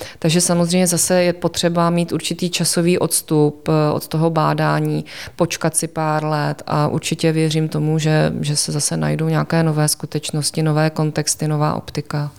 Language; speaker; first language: Czech; native; Czech